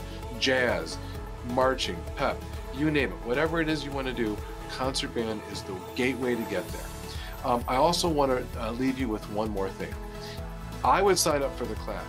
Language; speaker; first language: English; native; English